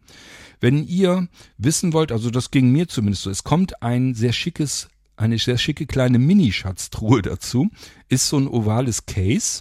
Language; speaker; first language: German; native; German